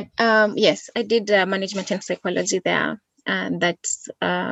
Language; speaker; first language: English; non-native, local second language; Gusii